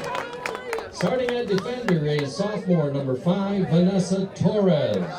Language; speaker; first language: English; native; English